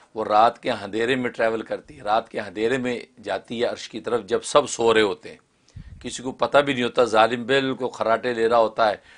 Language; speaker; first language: Urdu; non-native, local second language; Kashmiri